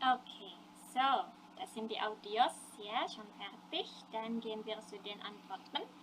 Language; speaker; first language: German; non-native, fluent; Indonesian